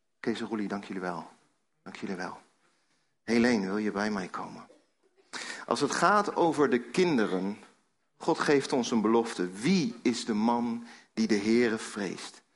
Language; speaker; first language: Dutch; native; Dutch